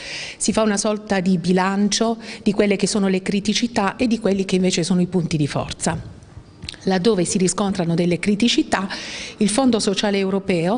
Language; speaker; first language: Italian; native; Italian